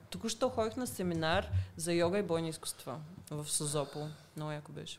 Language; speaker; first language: Bulgarian; early bilingual, heritage; Bulgarian